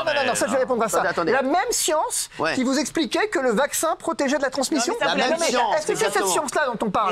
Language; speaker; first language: French; native; French